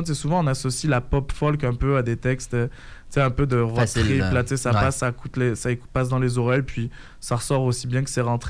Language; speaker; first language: French; native; French